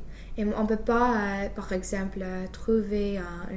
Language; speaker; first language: French; non-native, fluent; English